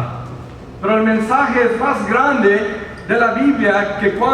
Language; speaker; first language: Spanish; early bilingual, heritage; Spanish